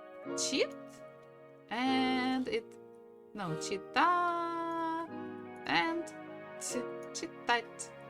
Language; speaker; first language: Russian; non-native, fluent; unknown